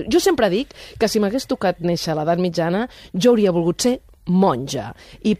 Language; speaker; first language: Catalan; native; Catalan